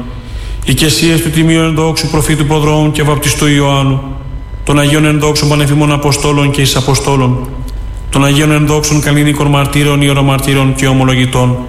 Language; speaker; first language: Greek; native; Greek